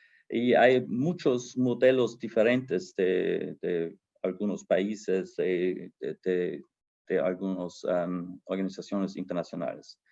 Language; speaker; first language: Spanish; non-native, fluent; German